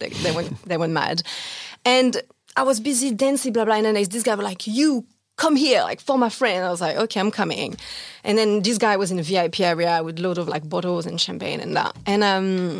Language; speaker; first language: English; non-native, fluent; French